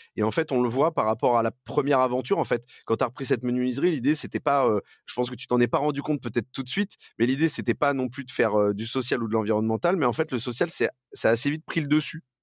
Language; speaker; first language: French; native; French